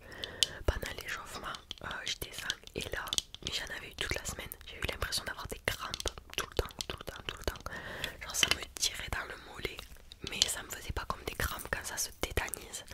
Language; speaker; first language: French; native; French